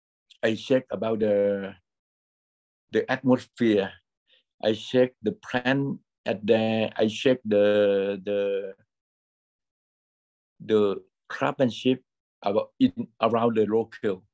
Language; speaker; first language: English; non-native, learner; Thai